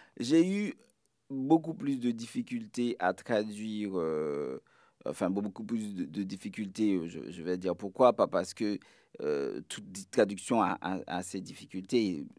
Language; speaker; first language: French; non-native, local second language; Haitian Creole